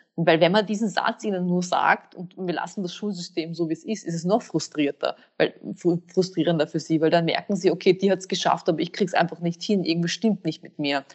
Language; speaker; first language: German; early bilingual, other home language; Bosnian